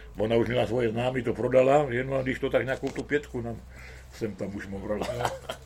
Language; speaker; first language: Czech; early bilingual, heritage; Czech